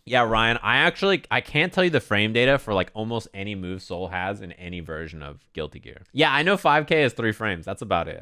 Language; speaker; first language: English; native; English